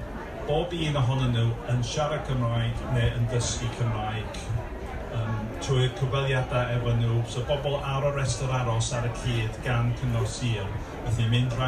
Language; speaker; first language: Welsh; non-native, local second language; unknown